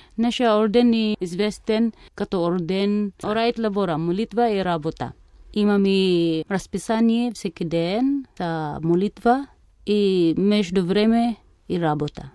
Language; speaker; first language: Bulgarian; non-native, fluent; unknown